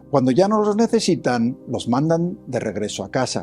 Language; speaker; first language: Spanish; native; Spanish